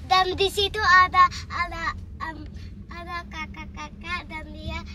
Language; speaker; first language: Indonesian; early bilingual, heritage; Indonesian